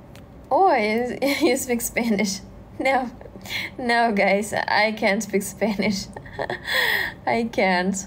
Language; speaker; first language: English; non-native, learner; Russian